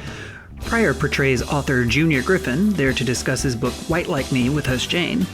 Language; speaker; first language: English; native; English